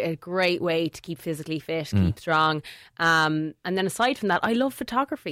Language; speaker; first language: English; native; English